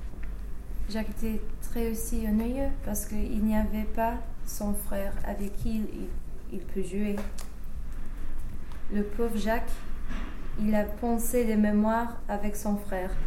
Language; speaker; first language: French; non-native, learner; English